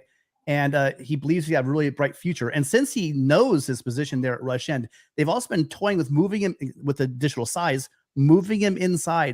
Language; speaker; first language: English; native; English